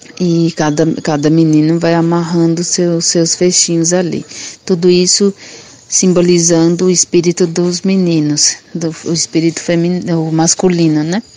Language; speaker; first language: Portuguese; non-native, local second language; Guarani